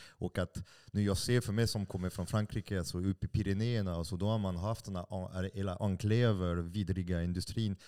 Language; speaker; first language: Swedish; non-native, fluent; French